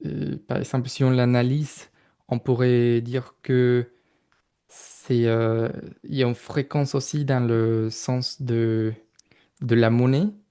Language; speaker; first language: French; non-native, fluent; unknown